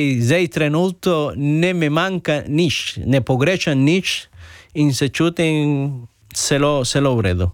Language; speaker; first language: Slovenian; non-native, learner; Spanish